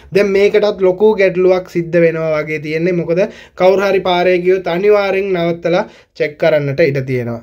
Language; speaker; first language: Sinhala; native; Sinhala